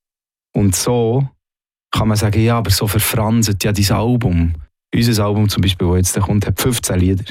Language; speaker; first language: German; native; German